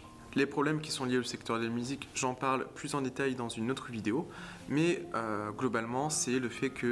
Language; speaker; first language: French; native; French